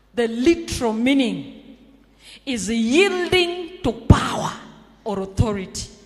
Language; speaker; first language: English; non-native, local second language; Swahili